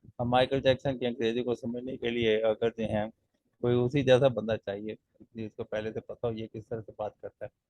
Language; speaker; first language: Urdu; non-native, local second language; Punjabi